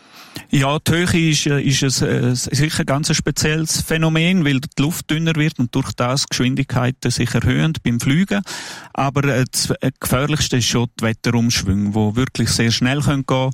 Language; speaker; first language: German; native; German